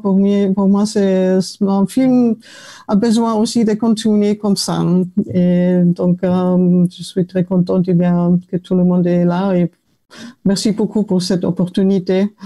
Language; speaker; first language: French; non-native, fluent; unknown